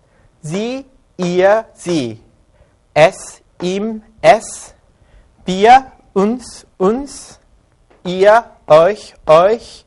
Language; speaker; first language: German; non-native, fluent; Korean